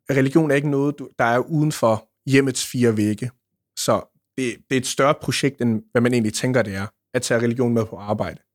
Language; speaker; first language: Danish; early bilingual, other home language; Punjabi